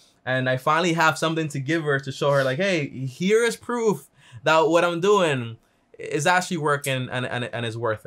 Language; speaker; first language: English; early bilingual, other home language; Spanish